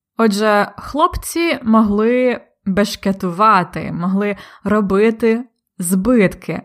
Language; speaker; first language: Ukrainian; native; Ukrainian